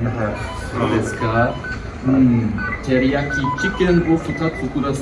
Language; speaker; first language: Japanese; non-native, learner; English